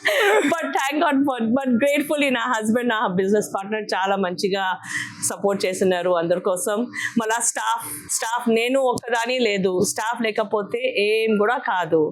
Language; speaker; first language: Telugu; non-native, local second language; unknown